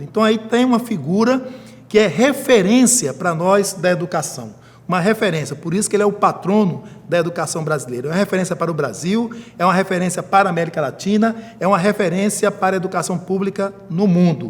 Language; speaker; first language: Portuguese; native; Portuguese